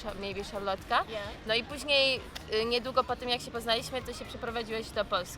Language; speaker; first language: Polish; early bilingual, heritage; English